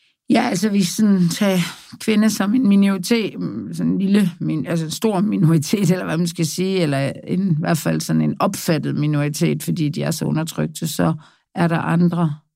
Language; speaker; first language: Danish; native; Danish